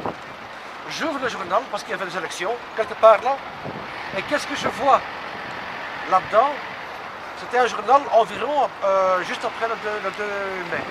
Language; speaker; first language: French; non-native, local second language; Dutch